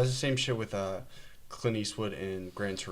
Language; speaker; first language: English; native; English